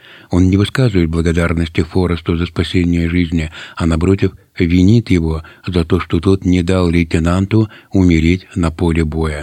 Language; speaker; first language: Russian; native; Russian